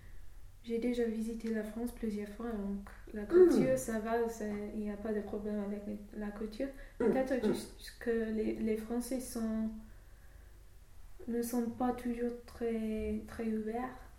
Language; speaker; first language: French; non-native, fluent; English